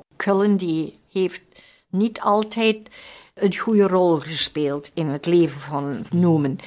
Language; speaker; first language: Dutch; non-native, fluent; German